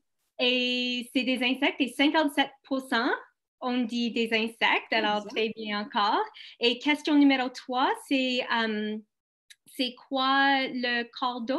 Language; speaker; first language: French; non-native, local second language; English